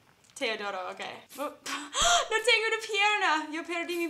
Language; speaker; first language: Spanish; non-native, learner; English